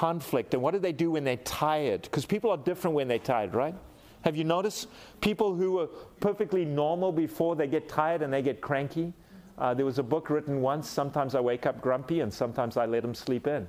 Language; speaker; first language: English; native; English